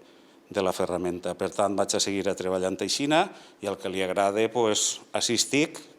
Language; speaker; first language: Catalan; native; Catalan